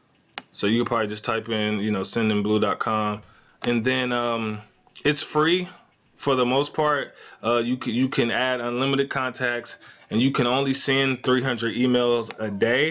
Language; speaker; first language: English; native; English